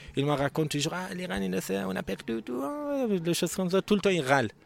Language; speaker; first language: French; non-native, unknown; Persian